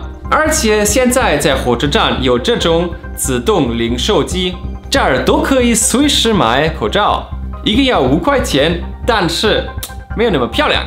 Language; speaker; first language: Chinese; non-native, fluent; German